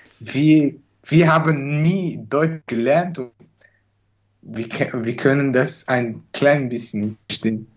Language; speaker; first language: German; non-native, learner; Chinese